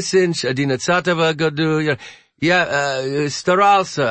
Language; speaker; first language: Russian; non-native, learner; English